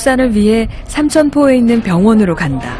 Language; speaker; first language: Korean; native; Korean